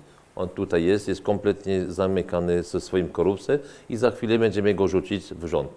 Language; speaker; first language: Polish; non-native, fluent; French